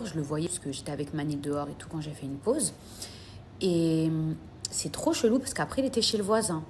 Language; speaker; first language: French; native; French